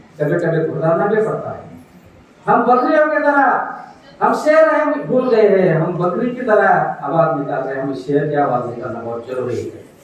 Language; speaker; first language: Hindi; non-native, local second language; Marathi